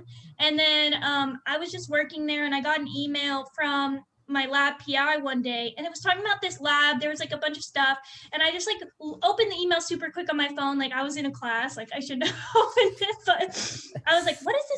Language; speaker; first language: English; native; English